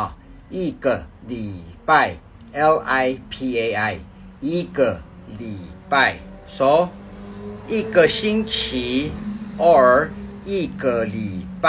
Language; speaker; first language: Chinese; non-native, learner; Filipino